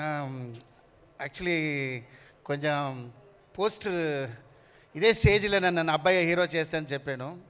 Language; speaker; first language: Telugu; non-native, fluent; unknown